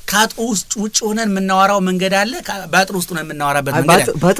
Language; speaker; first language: Amharic; native; Amharic